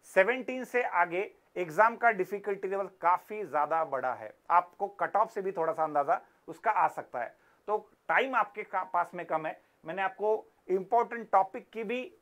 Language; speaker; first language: Hindi; non-native, local second language; Marathi